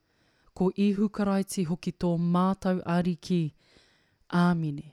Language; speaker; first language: Māori; non-native, local second language; English